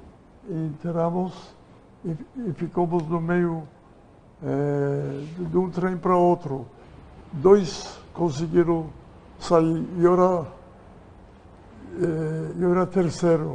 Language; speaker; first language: Portuguese; non-native, learner; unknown